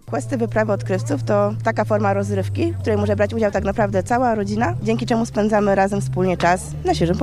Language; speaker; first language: Polish; native; Polish